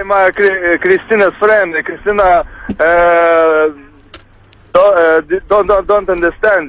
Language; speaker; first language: English; non-native, learner; Lithuanian